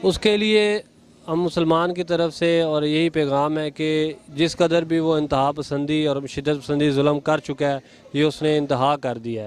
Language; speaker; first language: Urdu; non-native, local second language; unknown